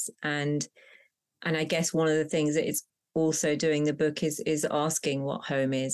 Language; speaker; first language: English; non-native, local second language; Punjabi